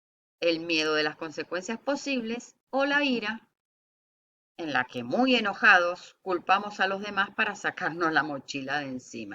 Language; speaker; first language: Spanish; native; Spanish